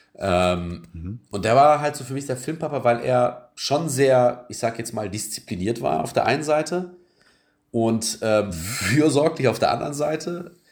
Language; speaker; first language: German; early bilingual, other home language; Turkish